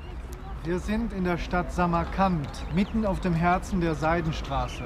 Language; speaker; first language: German; non-native, fluent; Uzbek